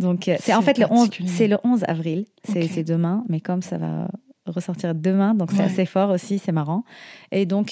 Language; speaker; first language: French; non-native, fluent; Arabic